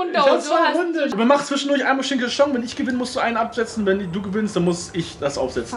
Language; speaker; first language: German; native; German